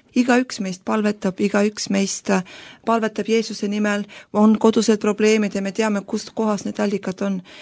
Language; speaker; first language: Estonian; non-native, local second language; Russian